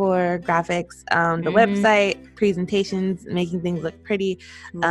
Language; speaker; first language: English; native; English